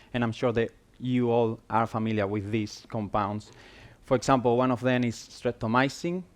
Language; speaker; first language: English; non-native, fluent; Spanish